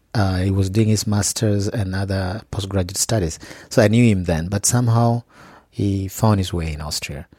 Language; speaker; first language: English; non-native, local second language; Acoli